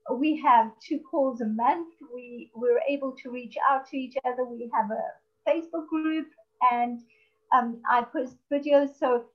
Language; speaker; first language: English; native; English